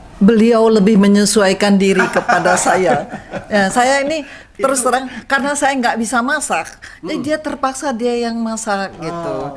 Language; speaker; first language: Indonesian; native; Indonesian